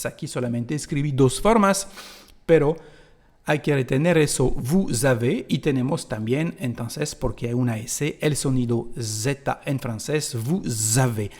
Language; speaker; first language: Spanish; non-native, fluent; French